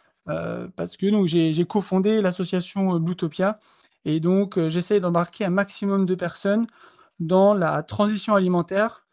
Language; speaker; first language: French; native; French